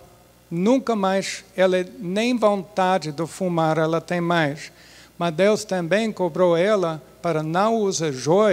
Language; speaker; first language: Portuguese; non-native, fluent; English